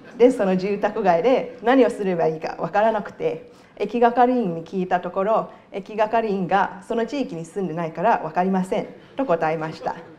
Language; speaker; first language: Japanese; non-native, fluent; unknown